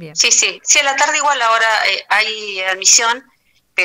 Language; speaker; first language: Spanish; native; Spanish